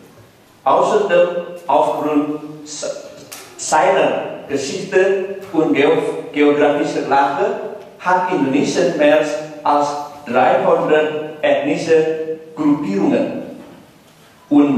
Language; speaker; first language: German; non-native, learner; Indonesian